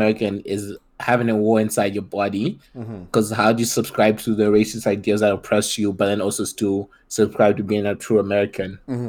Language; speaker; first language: English; non-native, local second language; Nyanja